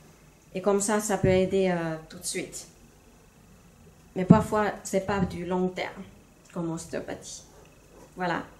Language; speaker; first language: French; non-native, fluent; Finnish